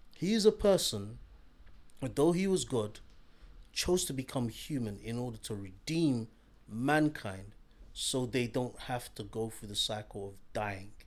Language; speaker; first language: English; native; English